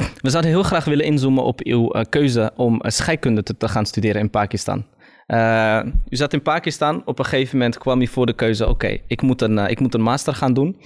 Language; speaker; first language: Dutch; early bilingual, other home language; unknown